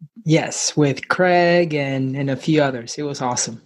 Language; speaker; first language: English; early bilingual, other home language; Spanish